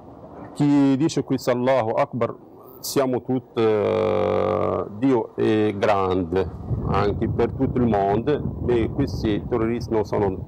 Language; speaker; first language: Italian; non-native, learner; Arabic